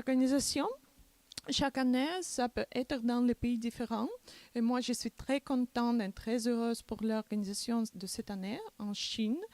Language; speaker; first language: French; non-native, learner; Macedonian